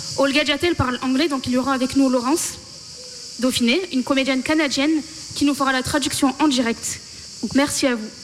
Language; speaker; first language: French; native; French